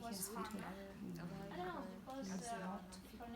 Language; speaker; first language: English; non-native, learner; Ukrainian